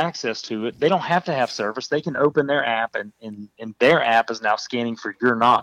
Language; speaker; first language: English; native; English